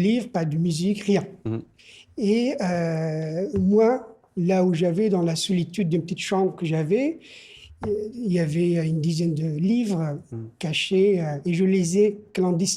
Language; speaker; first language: French; non-native, fluent; Persian